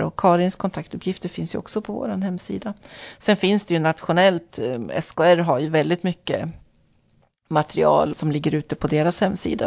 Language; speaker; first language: Swedish; native; Swedish